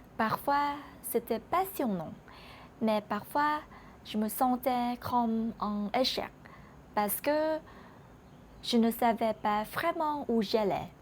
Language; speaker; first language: French; non-native, learner; Vietnamese